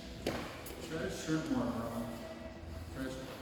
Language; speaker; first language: English; native; English